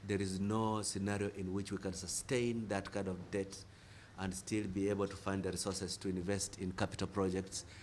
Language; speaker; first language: English; non-native, local second language; Swahili